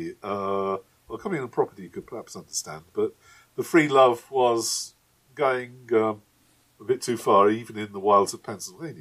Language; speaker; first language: English; native; English